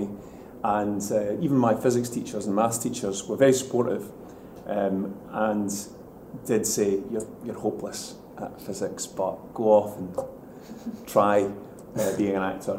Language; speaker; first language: English; native; English